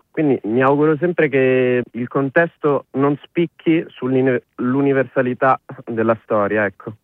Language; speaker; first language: Italian; early bilingual, other home language; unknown